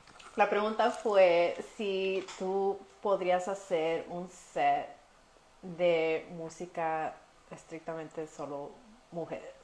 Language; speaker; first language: Spanish; early bilingual, heritage; Spanish